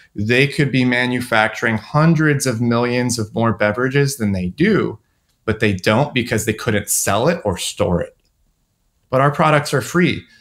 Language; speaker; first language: English; native; English